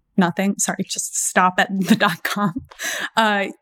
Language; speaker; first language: English; native; English